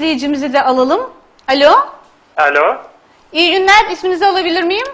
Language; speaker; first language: Turkish; native; Turkish